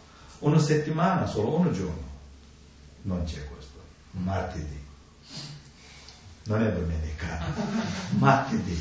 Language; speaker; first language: Italian; non-native, learner; Tibetan